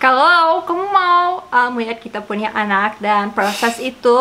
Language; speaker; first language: Indonesian; non-native, learner; English